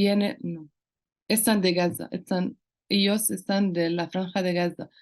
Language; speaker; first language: Spanish; non-native, local second language; Arabic